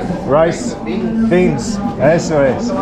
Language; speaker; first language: Spanish; non-native, learner; English